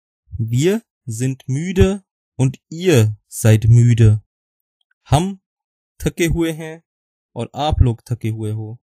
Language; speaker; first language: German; non-native, fluent; Urdu